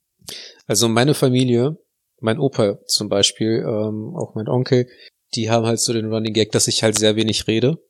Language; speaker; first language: German; native; German